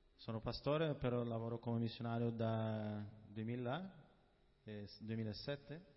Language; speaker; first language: Italian; non-native, fluent; Portuguese